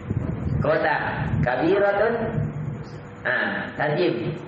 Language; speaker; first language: Arabic; non-native, fluent; Indonesian